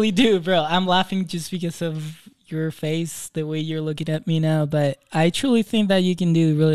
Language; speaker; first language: English; non-native, fluent; Spanish